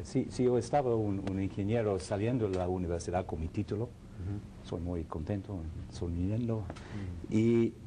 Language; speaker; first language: Spanish; non-native, fluent; English